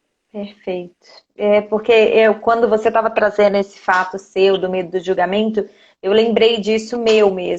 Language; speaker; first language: Portuguese; native; Portuguese